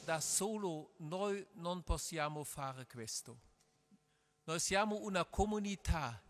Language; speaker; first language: Italian; non-native, learner; German